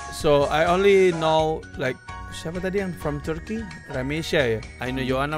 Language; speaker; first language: English; non-native, learner; Indonesian